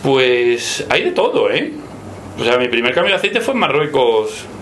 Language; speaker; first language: Spanish; native; Spanish